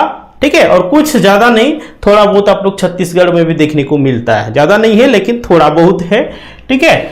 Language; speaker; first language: Hindi; native; Hindi